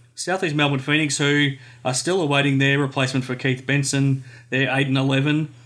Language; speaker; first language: English; native; English